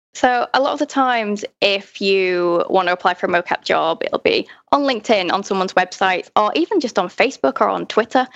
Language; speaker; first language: English; native; English